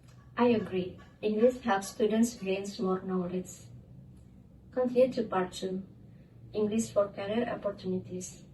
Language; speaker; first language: English; non-native, learner; Indonesian